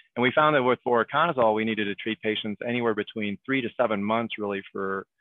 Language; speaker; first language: English; native; English